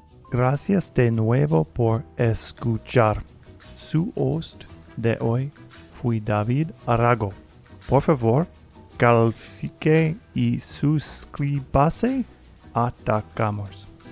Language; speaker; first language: Spanish; non-native, learner; English